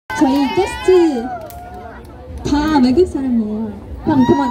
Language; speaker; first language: Korean; non-native, learner; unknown